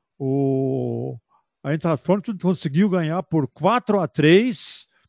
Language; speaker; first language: Portuguese; early bilingual, other home language; German